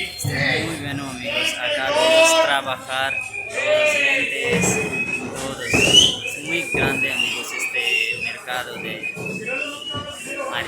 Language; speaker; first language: Spanish; non-native, learner; Urdu